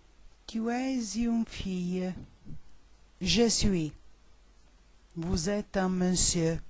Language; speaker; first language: French; non-native, learner; Italian